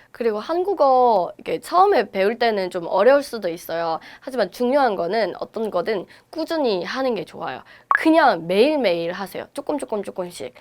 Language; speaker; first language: Korean; non-native, fluent; Burmese